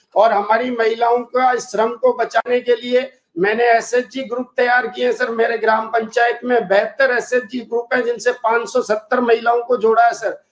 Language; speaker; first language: Hindi; native; Hindi